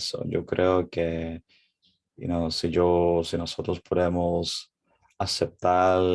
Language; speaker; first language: Spanish; early bilingual, heritage; English